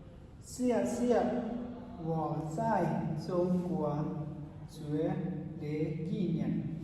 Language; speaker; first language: Chinese; non-native, learner; Thai